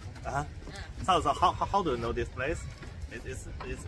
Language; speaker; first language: English; non-native, learner; Chinese